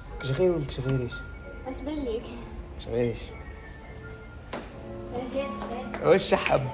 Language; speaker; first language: Arabic; native; Arabic